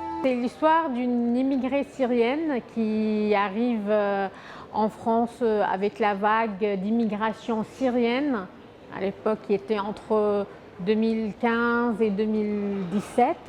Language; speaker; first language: French; non-native, fluent; Arabic